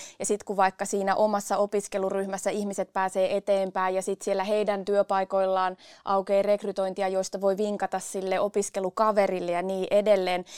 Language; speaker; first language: Finnish; early bilingual, other home language; Spanish